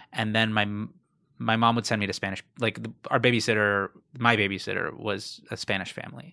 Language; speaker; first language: English; native; English